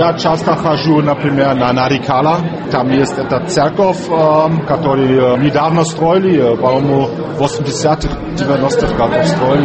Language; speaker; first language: Russian; non-native, fluent; German